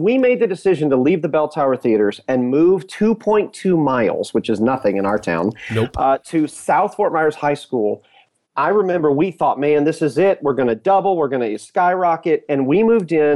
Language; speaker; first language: English; native; English